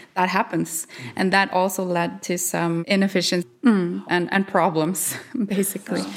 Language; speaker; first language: English; non-native, fluent; Norwegian